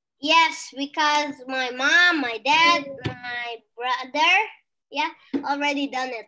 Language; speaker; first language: English; non-native, local second language; Indonesian